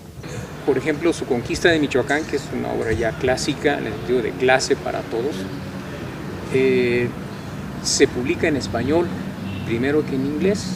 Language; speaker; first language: Spanish; native; Spanish